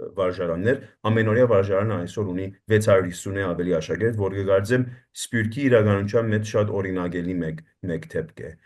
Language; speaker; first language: Armenian; early bilingual, heritage; Armenian